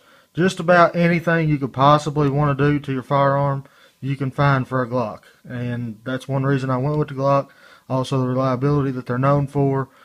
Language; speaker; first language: English; native; English